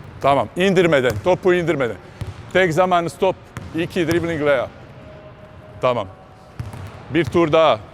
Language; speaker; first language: Turkish; non-native, fluent; Bosnian